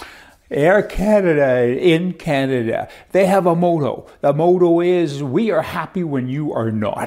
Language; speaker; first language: English; native; English